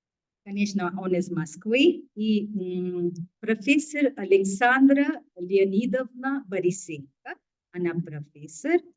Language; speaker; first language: Russian; non-native, fluent; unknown